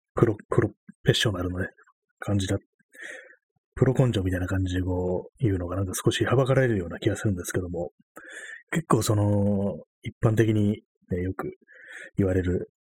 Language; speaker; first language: Japanese; native; Japanese